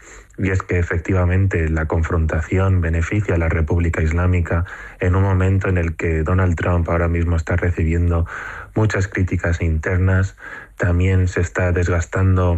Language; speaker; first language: Spanish; native; Spanish